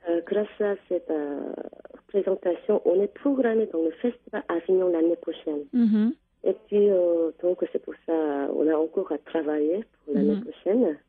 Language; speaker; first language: French; non-native, learner; Korean